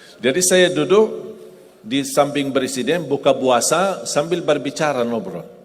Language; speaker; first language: Indonesian; non-native, fluent; Arabic